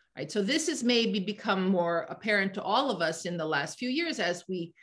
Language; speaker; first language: English; native; English